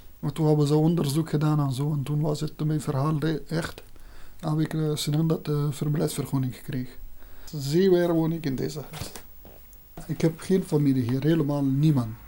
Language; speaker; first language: Dutch; non-native, fluent; Persian